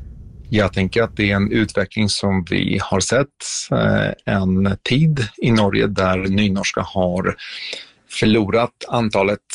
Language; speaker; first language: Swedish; non-native, fluent; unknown